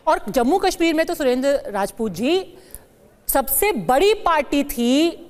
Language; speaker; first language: Hindi; native; Hindi